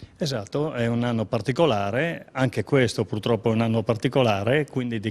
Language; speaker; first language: Italian; native; Italian